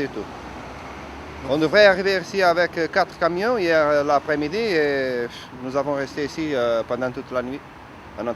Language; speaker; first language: French; non-native, fluent; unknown